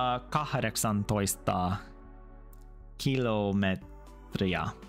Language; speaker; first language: Finnish; non-native, learner; English